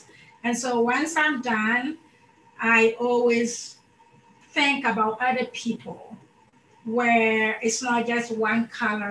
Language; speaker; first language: English; non-native, local second language; Akan